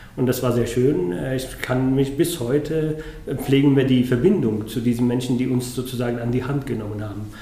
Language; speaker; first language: German; non-native, fluent; Arabic